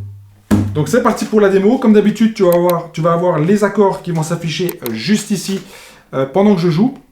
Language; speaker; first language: French; native; French